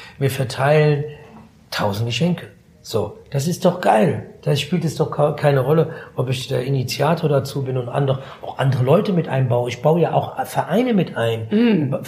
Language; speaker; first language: German; early bilingual, other home language; Arabic